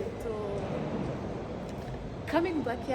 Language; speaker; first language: Hindi; non-native, learner; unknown